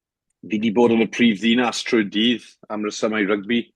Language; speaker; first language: Welsh; native; Welsh